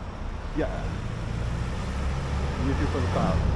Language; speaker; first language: English; non-native, learner; Persian